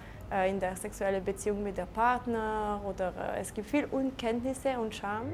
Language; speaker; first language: German; non-native, local second language; French